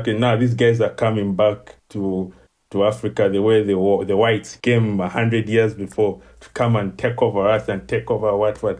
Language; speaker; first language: English; non-native, local second language; Ganda